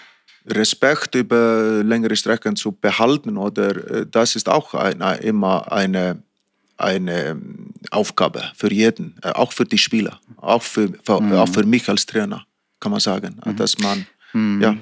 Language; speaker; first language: German; non-native, fluent; Icelandic